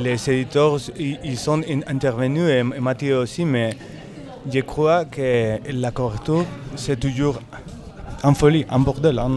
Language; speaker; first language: French; non-native, learner; Spanish